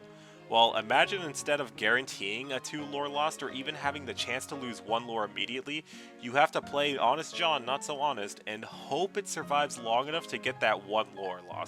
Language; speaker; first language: English; native; English